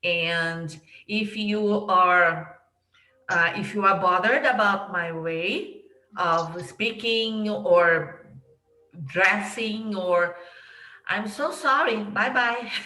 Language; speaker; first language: English; non-native, fluent; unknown